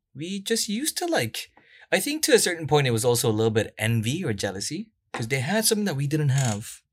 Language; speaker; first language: English; non-native, local second language; Korean